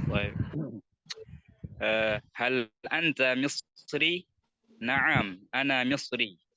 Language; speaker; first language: Arabic; non-native, learner; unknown